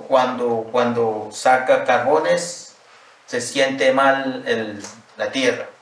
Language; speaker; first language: Spanish; non-native, local second language; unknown